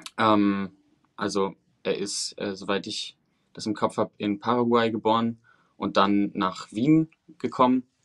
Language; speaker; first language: German; early bilingual, other home language; Spanish